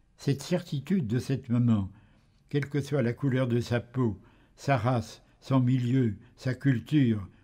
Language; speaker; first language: French; native; French